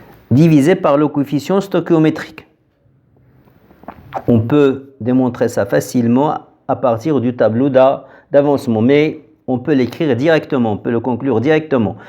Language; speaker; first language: French; non-native, local second language; Arabic